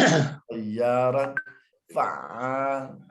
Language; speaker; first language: Arabic; non-native, fluent; Indonesian